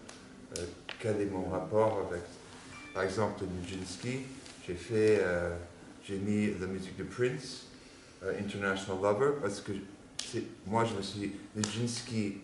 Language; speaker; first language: French; non-native, fluent; English